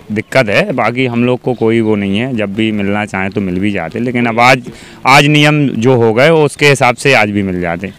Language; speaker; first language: Hindi; native; Hindi